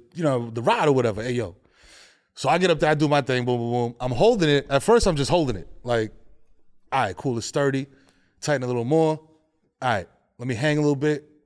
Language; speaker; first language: English; native; English